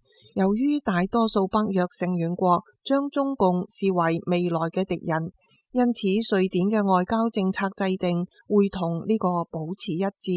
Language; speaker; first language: Chinese; non-native, local second language; Cantonese